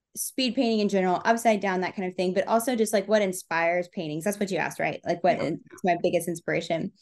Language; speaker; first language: English; native; English